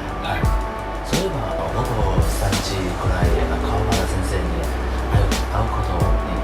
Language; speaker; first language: Japanese; non-native, learner; Chinese